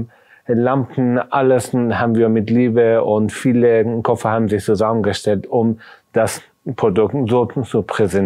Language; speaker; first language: German; non-native, fluent; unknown